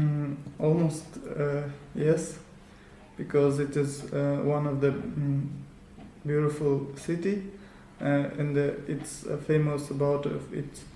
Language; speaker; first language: English; non-native, learner; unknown